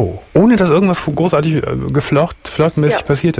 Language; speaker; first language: German; native; German